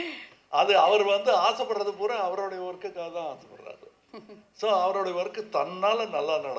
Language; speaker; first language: Tamil; native; Tamil